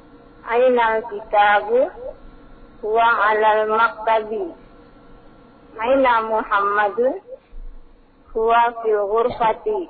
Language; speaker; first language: Arabic; non-native, learner; Indonesian